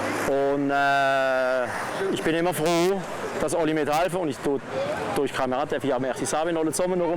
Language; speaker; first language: German; non-native, local second language; French